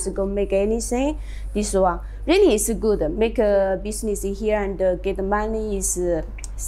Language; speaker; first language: English; non-native, learner; Chinese